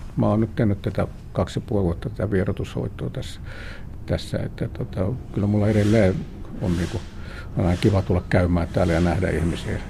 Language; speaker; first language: Finnish; native; Finnish